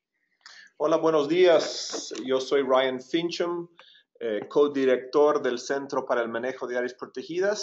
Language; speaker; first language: Spanish; non-native, fluent; English